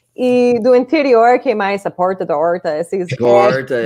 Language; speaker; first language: Portuguese; non-native, fluent; English